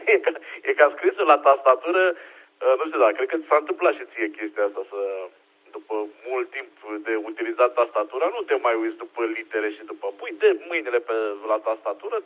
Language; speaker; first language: Romanian; native; Romanian